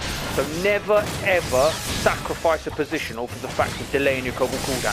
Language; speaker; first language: English; native; English